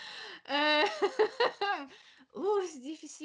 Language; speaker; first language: French; non-native, fluent; English